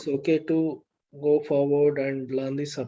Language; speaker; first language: English; non-native, local second language; Telugu